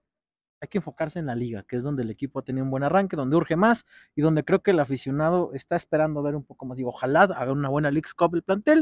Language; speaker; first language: Spanish; native; Spanish